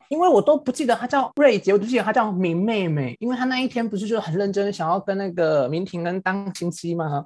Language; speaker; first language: Chinese; native; Chinese